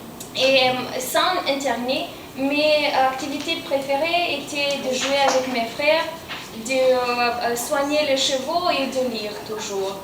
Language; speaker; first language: French; non-native, fluent; Romanian